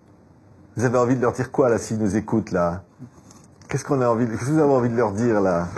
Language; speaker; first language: French; native; French